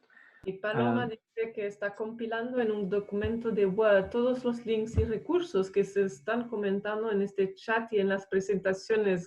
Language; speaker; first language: Spanish; non-native, fluent; English